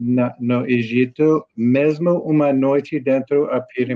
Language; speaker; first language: Portuguese; non-native, learner; English